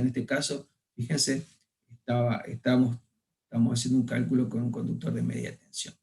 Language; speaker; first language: Spanish; native; Spanish